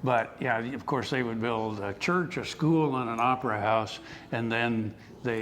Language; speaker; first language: English; native; English